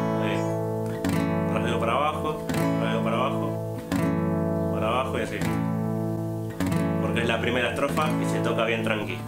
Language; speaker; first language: Spanish; native; Spanish